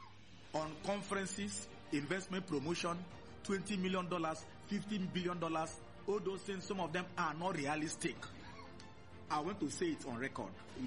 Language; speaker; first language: English; non-native, local second language; Igbo